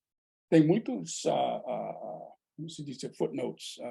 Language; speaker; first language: Portuguese; non-native, fluent; English